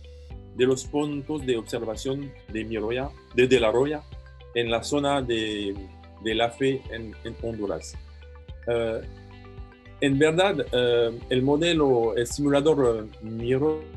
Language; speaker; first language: Spanish; non-native, fluent; French